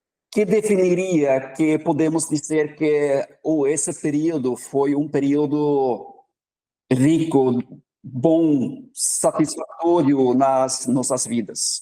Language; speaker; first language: Portuguese; non-native, fluent; Norwegian